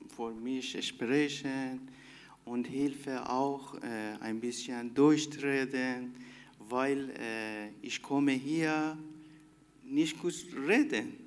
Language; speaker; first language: German; non-native, learner; Persian